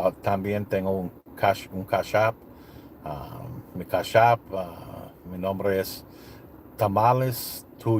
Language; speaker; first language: Spanish; non-native, learner; English